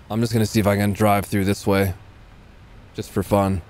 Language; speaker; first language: English; native; English